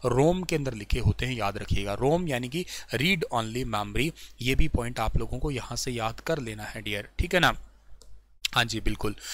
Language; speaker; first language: Hindi; native; Hindi